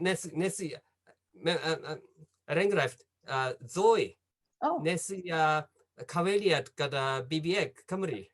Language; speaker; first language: Welsh; non-native, fluent; Japanese